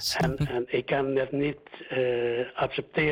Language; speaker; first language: Dutch; early bilingual, other home language; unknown